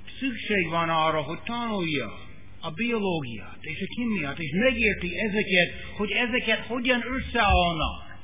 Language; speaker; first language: Hungarian; non-native, fluent; English